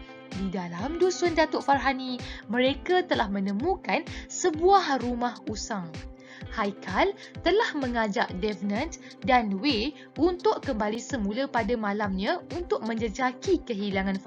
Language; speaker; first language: Malay; native; Malay